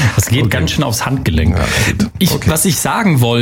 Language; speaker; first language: German; native; German